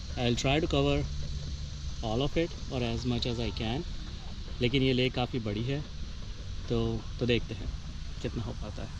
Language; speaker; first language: Hindi; native; Hindi